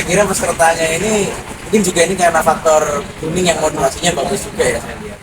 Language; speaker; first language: Indonesian; native; Indonesian